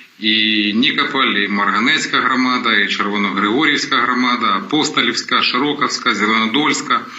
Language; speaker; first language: Ukrainian; non-native, local second language; Russian